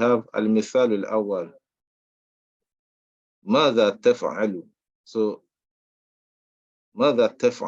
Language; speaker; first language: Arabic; non-native, fluent; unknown